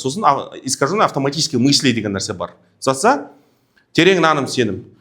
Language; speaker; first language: Russian; non-native, local second language; Kazakh